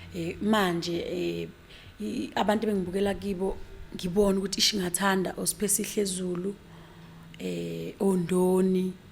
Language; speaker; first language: Zulu; native; Zulu